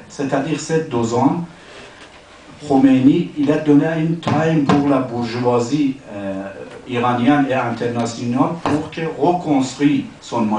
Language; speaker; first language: French; non-native, learner; Persian